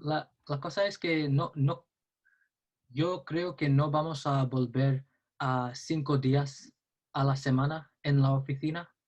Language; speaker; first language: Spanish; non-native, learner; English